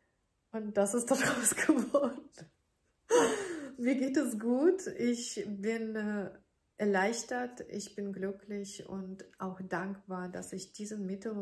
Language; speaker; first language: German; non-native, fluent; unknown